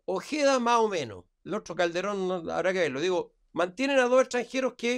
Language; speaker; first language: Spanish; native; Spanish